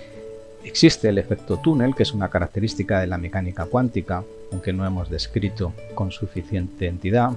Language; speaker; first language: Spanish; native; Spanish